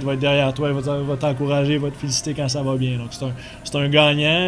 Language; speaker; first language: French; native; French